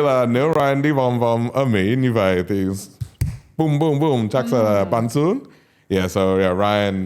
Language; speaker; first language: Vietnamese; non-native, learner; English